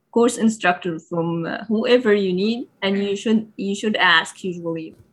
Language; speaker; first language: English; non-native, fluent; Arabic